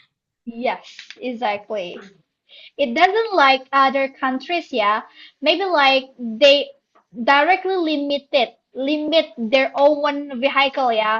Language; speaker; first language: English; non-native, learner; Indonesian